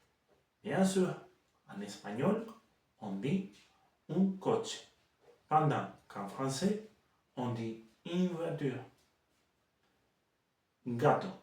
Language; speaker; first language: French; non-native, fluent; Spanish